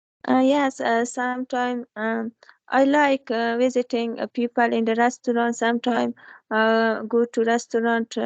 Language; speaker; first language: English; non-native, learner; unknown